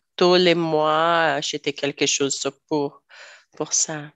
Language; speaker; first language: French; non-native, learner; Portuguese